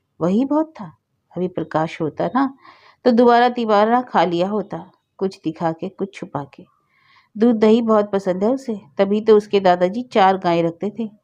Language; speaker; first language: Hindi; native; Hindi